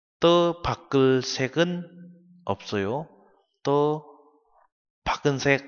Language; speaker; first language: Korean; non-native, fluent; Vietnamese